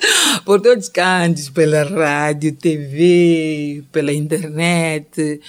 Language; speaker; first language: Portuguese; non-native, local second language; Tsonga